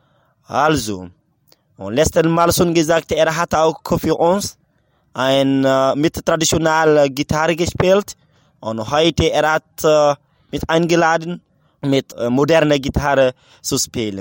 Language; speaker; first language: German; non-native, learner; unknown